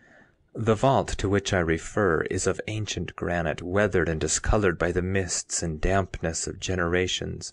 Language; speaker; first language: English; native; English